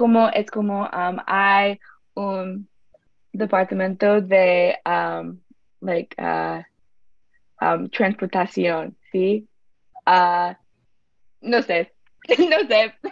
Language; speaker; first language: Spanish; non-native, learner; English